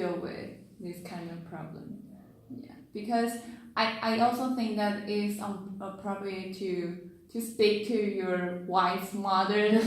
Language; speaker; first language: English; non-native, learner; Chinese